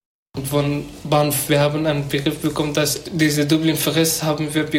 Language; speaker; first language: German; non-native, learner; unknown